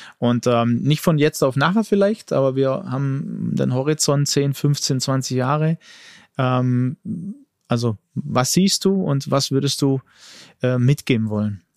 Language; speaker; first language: German; early bilingual, other home language; Greek